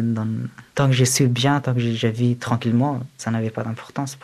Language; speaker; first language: French; early bilingual, other home language; Persian